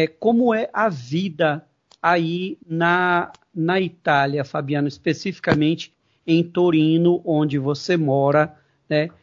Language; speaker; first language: Portuguese; native; Portuguese